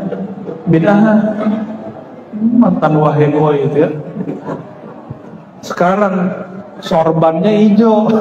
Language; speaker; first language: Indonesian; native; Indonesian